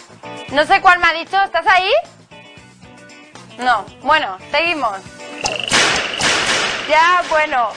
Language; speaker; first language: Spanish; native; Spanish